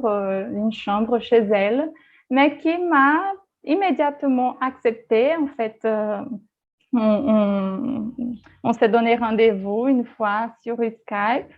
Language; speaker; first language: French; non-native, fluent; Portuguese